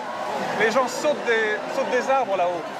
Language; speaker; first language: French; native; French